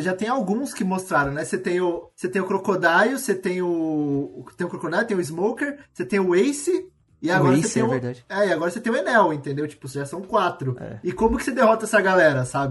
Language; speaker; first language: Portuguese; native; Portuguese